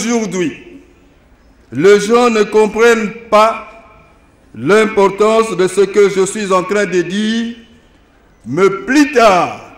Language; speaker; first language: French; non-native, local second language; Lingala